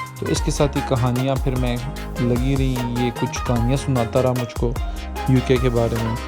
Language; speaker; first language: Urdu; non-native, local second language; Punjabi